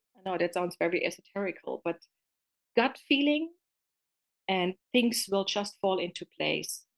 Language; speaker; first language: English; non-native, fluent; German